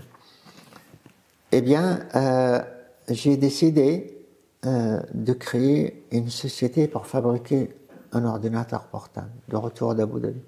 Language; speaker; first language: French; non-native, fluent; Arabic